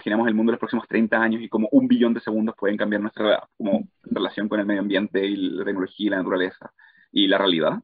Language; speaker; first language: Spanish; native; Spanish